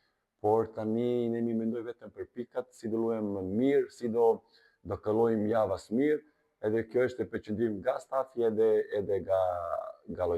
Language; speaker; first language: Albanian; non-native, fluent; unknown